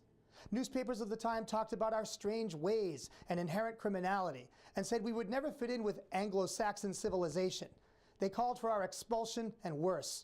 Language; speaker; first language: English; native; English